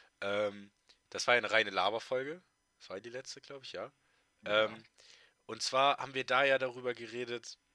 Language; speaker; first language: German; native; German